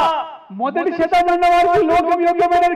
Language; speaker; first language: Telugu; native; Telugu